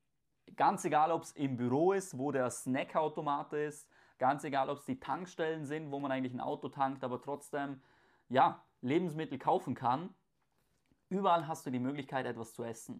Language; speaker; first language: German; native; German